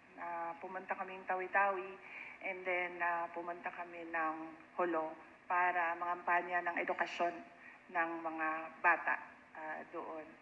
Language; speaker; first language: Filipino; non-native, local second language; Cebuano